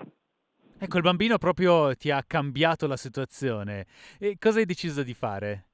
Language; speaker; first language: Italian; native; Italian